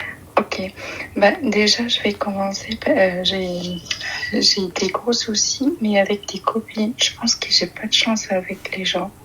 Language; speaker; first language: French; early bilingual, other home language; Arabic